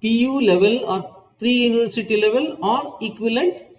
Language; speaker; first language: English; non-native, local second language; Kannada